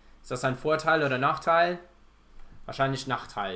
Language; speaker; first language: German; non-native, fluent; English